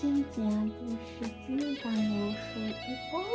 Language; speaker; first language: Chinese; non-native, learner; Russian